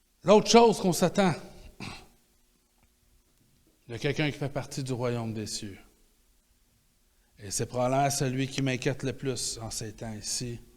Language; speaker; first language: French; native; French